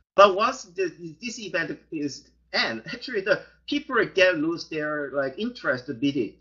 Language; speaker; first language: English; non-native, fluent; Korean